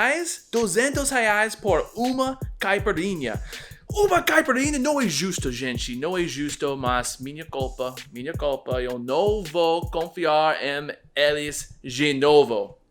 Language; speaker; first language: Portuguese; non-native, learner; English